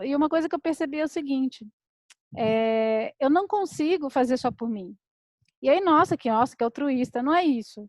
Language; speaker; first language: Portuguese; native; Portuguese